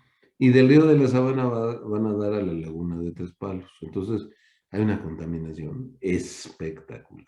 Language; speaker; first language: Spanish; native; Spanish